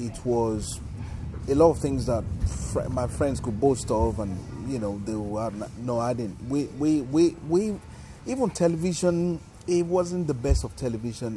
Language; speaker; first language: English; non-native, local second language; Yoruba